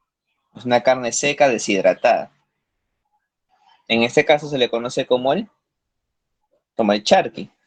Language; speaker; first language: Spanish; native; Spanish